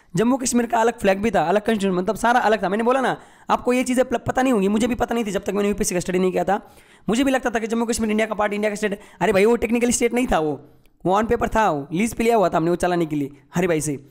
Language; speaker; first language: Hindi; non-native, local second language; Marathi